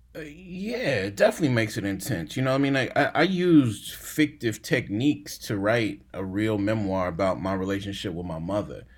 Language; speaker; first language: English; native; English